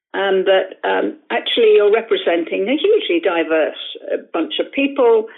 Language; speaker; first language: English; native; English